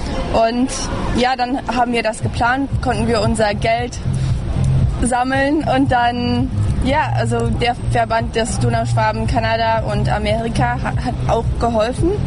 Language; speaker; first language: German; early bilingual, heritage; English